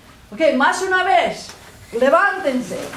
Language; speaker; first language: Spanish; non-native, fluent; Portuguese